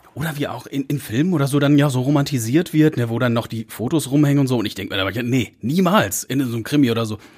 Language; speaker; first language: German; native; German